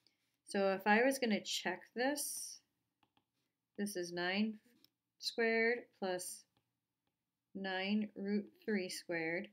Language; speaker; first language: English; native; English